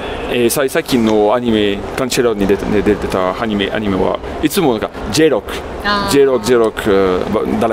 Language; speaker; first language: Japanese; non-native, fluent; French